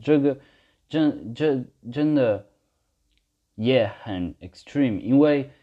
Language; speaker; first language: Chinese; non-native, learner; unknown